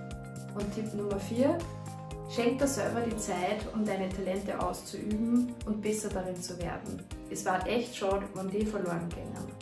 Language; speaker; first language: German; native; German